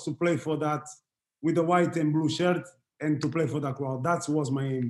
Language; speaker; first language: English; non-native, fluent; Portuguese